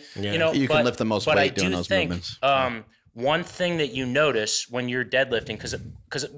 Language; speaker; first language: English; native; English